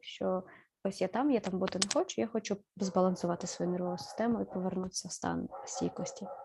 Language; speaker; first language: Ukrainian; native; Ukrainian